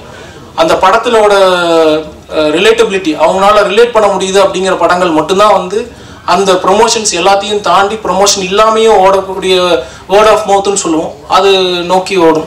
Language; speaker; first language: Tamil; native; Tamil